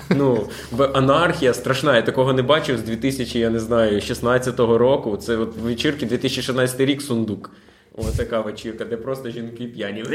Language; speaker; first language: Ukrainian; non-native, local second language; Russian